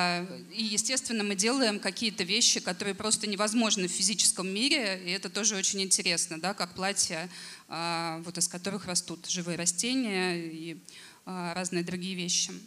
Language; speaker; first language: Russian; native; Russian